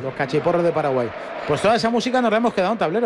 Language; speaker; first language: Spanish; native; Spanish